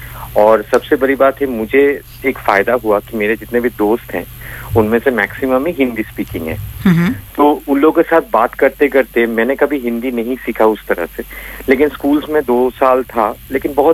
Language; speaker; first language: Hindi; non-native, local second language; Bangla